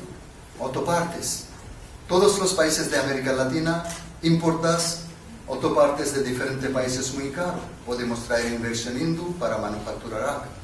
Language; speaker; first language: Spanish; non-native, learner; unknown